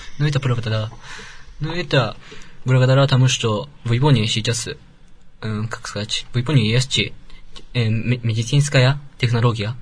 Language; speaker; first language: Russian; non-native, learner; Japanese